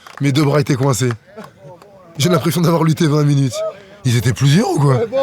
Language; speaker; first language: French; native; French